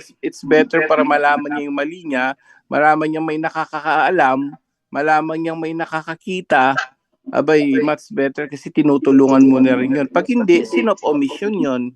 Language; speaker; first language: Filipino; native; Filipino